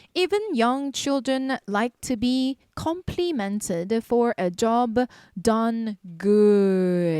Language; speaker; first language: English; non-native, fluent; Korean